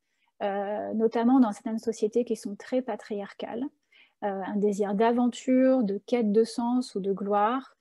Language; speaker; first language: French; native; French